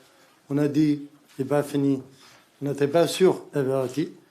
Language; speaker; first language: French; non-native, learner; Arabic